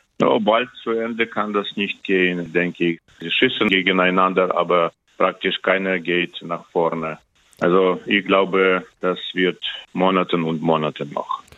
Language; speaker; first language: German; non-native, fluent; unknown